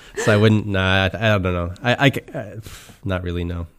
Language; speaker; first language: English; native; English